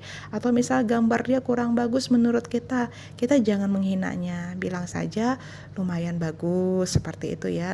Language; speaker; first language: Indonesian; native; Indonesian